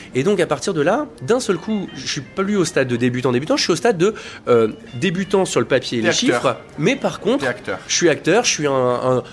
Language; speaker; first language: French; native; French